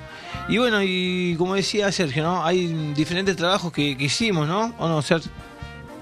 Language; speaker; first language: Spanish; native; Spanish